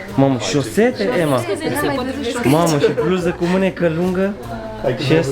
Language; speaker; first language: Romanian; native; Romanian